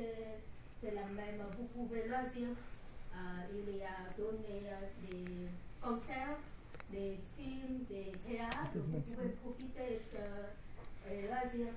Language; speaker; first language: French; non-native, learner; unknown